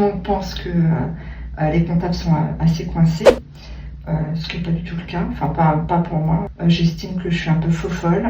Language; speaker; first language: French; native; French